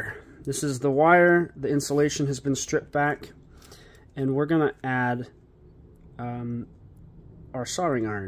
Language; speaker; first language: English; native; English